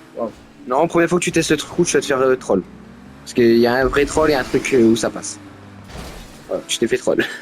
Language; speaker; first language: French; native; French